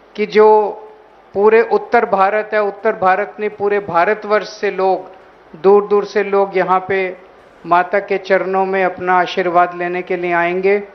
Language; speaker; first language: Hindi; native; Hindi